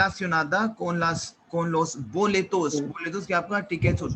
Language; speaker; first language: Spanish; non-native, fluent; Hindi